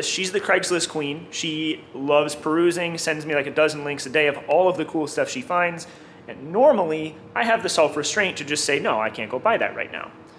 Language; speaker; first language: English; native; English